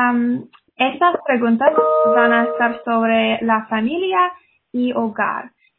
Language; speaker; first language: Spanish; non-native, fluent; English